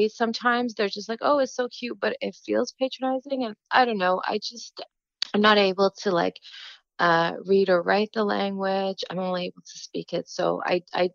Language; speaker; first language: English; native; English